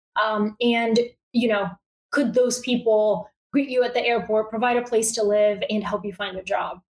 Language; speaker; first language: English; early bilingual, other home language; Bulgarian